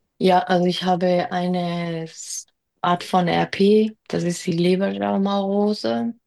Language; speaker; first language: German; early bilingual, other home language; Spanish